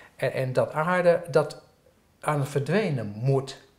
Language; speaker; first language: Dutch; non-native, fluent; English